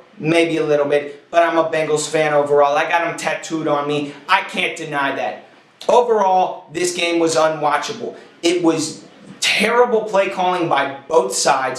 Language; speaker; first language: English; native; English